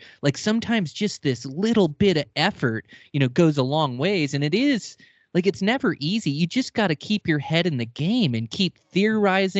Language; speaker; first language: English; native; English